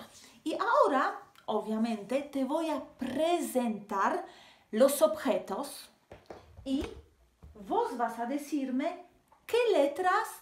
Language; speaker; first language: Spanish; non-native, fluent; Polish